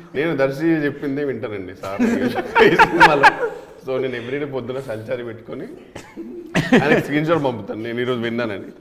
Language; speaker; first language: Telugu; native; Telugu